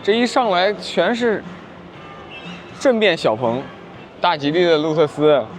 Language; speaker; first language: Chinese; native; Chinese